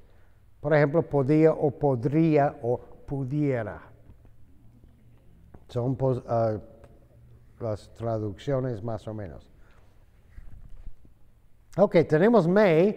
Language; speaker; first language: Spanish; non-native, fluent; English